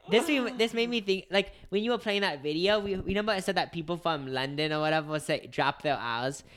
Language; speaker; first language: English; native; English